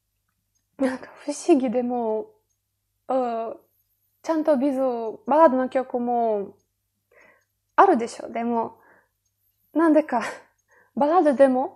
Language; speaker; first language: Japanese; non-native, fluent; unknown